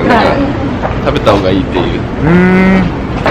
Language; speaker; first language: Japanese; non-native, fluent; Korean